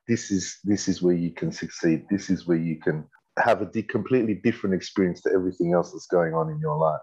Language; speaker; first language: English; native; English